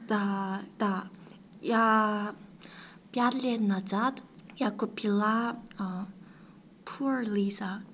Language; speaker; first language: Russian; non-native, learner; Korean